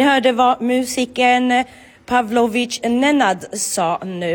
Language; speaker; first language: Swedish; non-native, local second language; Romany